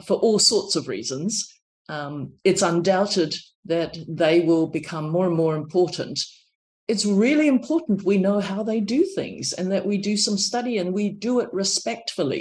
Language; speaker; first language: English; native; English